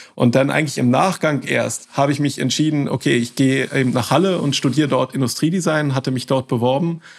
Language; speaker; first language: German; native; German